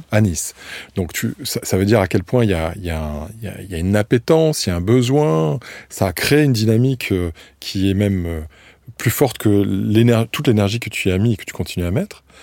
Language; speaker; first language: French; native; French